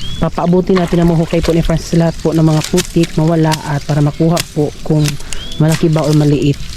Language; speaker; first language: Filipino; non-native, local second language; Cebuano